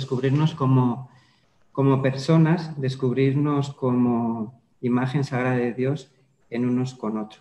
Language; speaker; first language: Spanish; native; Spanish